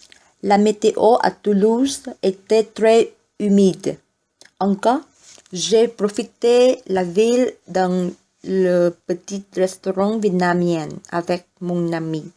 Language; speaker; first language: French; non-native, learner; Vietnamese